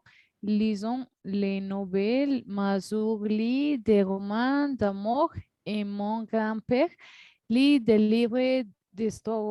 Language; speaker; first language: French; non-native, learner; Spanish